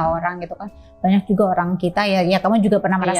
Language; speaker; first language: Indonesian; native; Indonesian